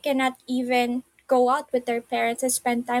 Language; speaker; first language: English; non-native, local second language; Filipino